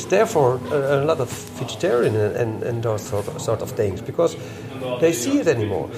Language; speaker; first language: English; non-native, learner; Dutch